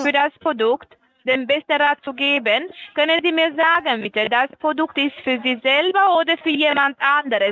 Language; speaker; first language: German; non-native, fluent; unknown